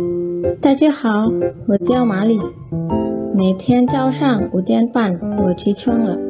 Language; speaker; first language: Chinese; non-native, learner; Indonesian